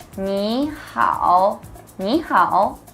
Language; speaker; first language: Chinese; non-native, fluent; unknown